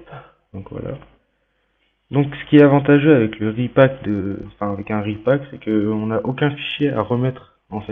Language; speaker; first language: French; native; French